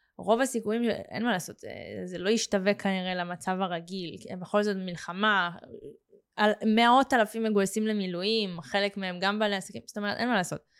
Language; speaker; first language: Hebrew; native; Hebrew